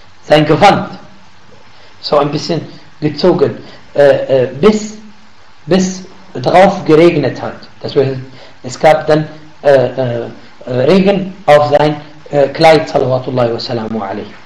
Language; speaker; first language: German; non-native, learner; Arabic